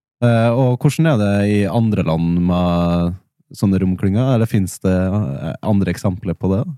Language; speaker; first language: Norwegian; native; Norwegian